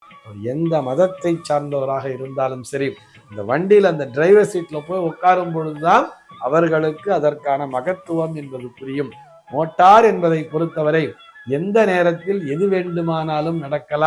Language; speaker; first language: Tamil; native; Tamil